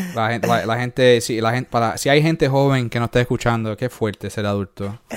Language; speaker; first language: Spanish; native; Spanish